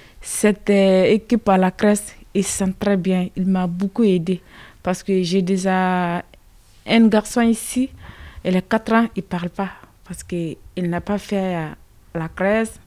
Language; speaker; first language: French; non-native, learner; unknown